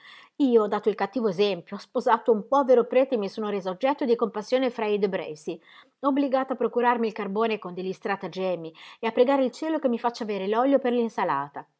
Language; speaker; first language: Italian; native; Italian